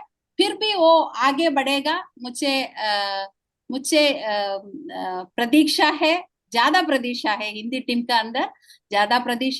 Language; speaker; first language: Hindi; non-native, local second language; Malayalam